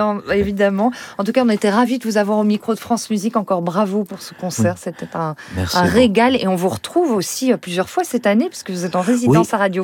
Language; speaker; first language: French; native; French